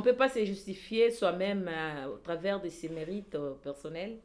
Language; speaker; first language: French; non-native, local second language; Lingala